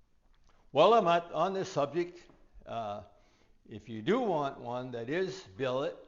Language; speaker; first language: English; native; English